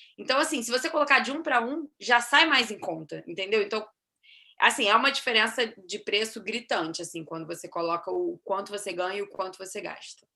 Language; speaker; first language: Portuguese; native; Portuguese